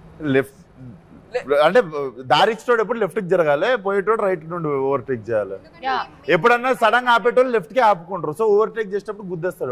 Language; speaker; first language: Telugu; native; Telugu